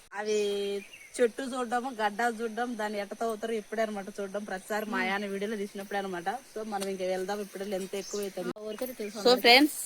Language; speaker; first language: Telugu; native; Telugu